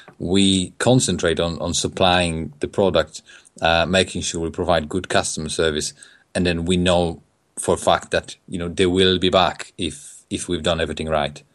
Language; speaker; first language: English; non-native, fluent; Polish